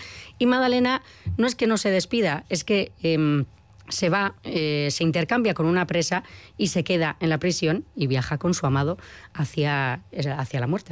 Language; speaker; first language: Spanish; native; Spanish